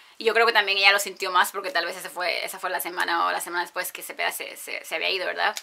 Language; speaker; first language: Spanish; early bilingual, heritage; Spanish